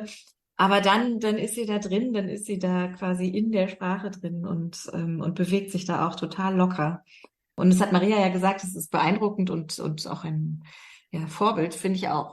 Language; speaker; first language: German; native; German